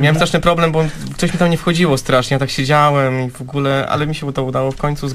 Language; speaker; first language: Polish; native; Polish